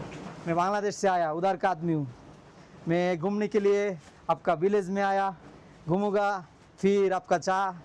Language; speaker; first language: Hindi; non-native, learner; Bangla